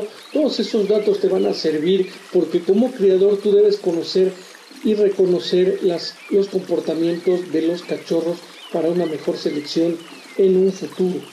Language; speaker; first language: Spanish; native; Spanish